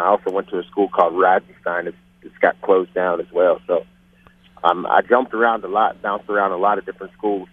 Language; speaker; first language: English; native; English